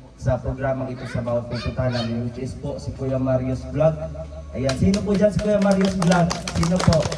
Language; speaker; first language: Filipino; non-native, local second language; Bikol